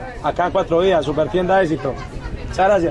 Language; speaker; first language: Spanish; native; Spanish